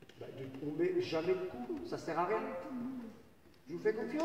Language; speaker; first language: French; native; French